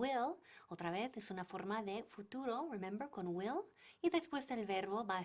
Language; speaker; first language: Spanish; non-native, fluent; English